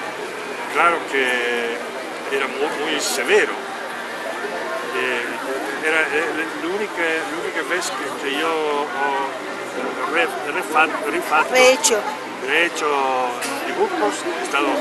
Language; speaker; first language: Spanish; non-native, learner; Italian